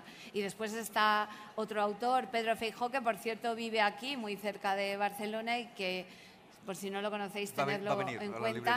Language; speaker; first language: Spanish; native; Spanish